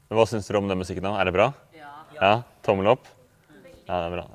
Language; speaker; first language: Norwegian; native; Norwegian